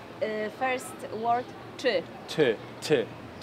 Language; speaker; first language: Polish; non-native, learner; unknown